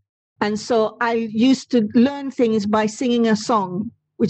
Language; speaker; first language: English; non-native, fluent; Spanish